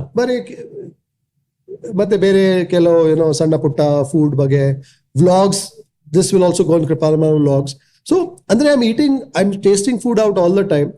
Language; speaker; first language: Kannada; non-native, local second language; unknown